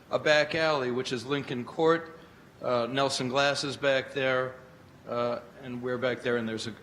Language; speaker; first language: English; native; English